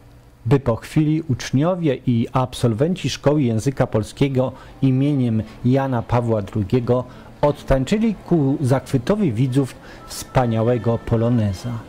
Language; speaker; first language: Polish; native; Polish